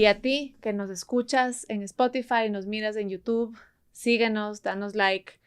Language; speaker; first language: Spanish; native; Spanish